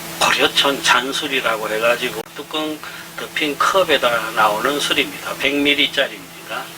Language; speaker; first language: Korean; native; Korean